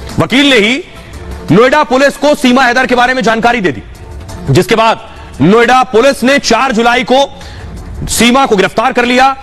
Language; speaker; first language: Hindi; native; Hindi